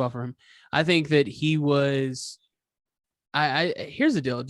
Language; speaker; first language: English; native; English